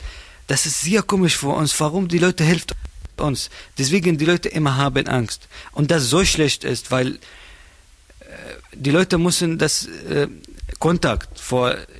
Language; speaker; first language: German; non-native, learner; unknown